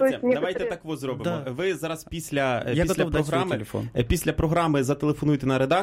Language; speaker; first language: Ukrainian; native; Ukrainian